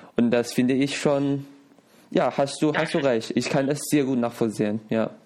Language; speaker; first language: German; non-native, fluent; Chinese